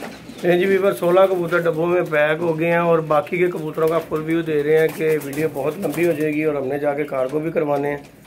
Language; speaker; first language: Hindi; non-native, local second language; Punjabi